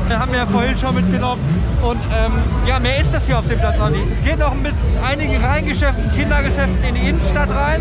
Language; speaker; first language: German; native; German